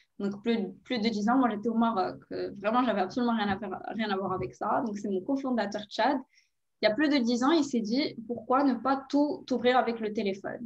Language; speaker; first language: French; non-native, local second language; Arabic